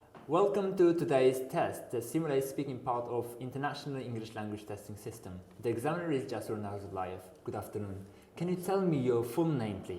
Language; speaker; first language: English; non-native, fluent; Uzbek